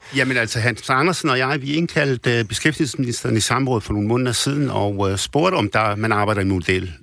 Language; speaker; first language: Danish; early bilingual, other home language; Arabic